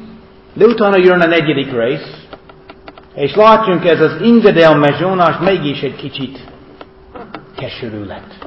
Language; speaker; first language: Hungarian; non-native, fluent; English